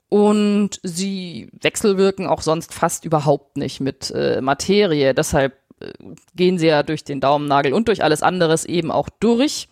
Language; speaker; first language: German; native; German